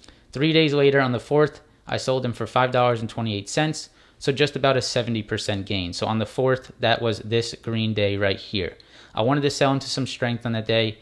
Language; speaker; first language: English; native; English